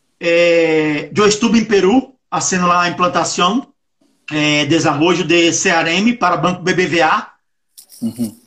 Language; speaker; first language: Portuguese; non-native, learner; Spanish